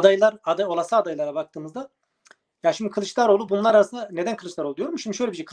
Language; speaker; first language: Turkish; native; Turkish